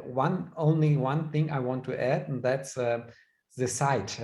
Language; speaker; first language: English; non-native, fluent; German